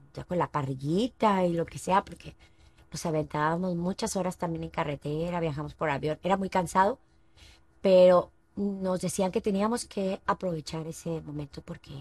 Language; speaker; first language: Spanish; native; Spanish